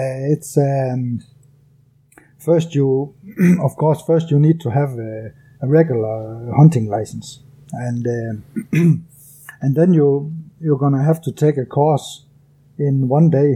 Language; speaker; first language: English; non-native, fluent; Danish